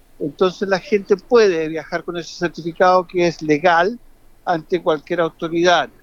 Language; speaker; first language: Spanish; native; Spanish